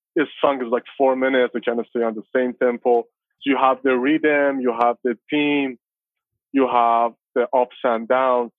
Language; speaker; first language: English; non-native, fluent; Persian